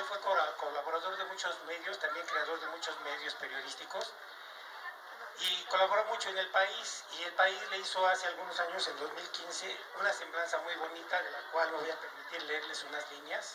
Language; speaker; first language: Spanish; native; Spanish